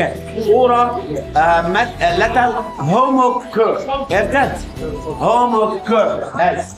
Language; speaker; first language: Hungarian; non-native, learner; Arabic